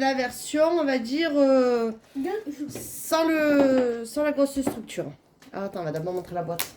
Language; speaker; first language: French; native; French